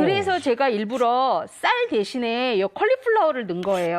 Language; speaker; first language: Korean; native; Korean